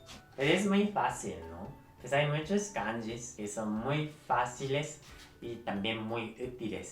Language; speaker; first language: Spanish; non-native, fluent; Japanese